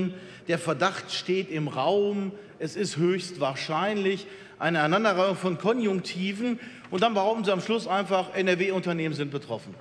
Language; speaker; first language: German; native; German